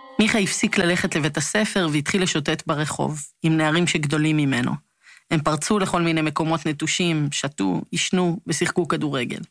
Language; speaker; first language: Hebrew; native; Hebrew